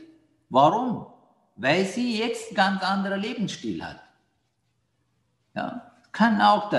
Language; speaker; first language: German; non-native, fluent; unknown